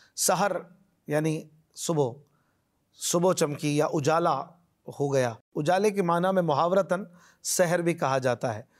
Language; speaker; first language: Urdu; native; Urdu